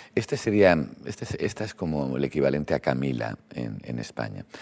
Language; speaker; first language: Spanish; native; Spanish